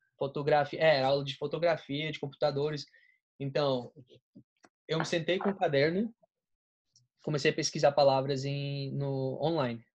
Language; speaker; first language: Portuguese; non-native, fluent; Spanish